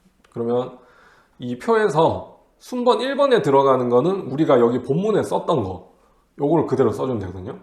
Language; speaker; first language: Korean; native; Korean